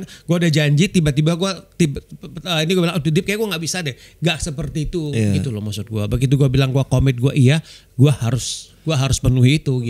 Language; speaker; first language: Indonesian; native; Indonesian